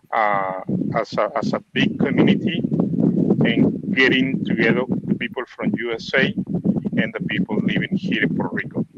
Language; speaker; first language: English; non-native, fluent; Spanish